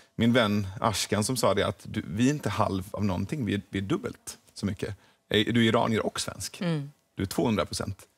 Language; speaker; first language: Swedish; early bilingual, other home language; Persian